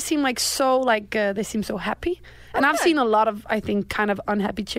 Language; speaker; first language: English; non-native, fluent; Danish